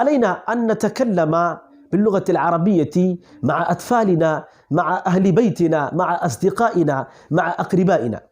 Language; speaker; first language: Arabic; non-native, fluent; Urdu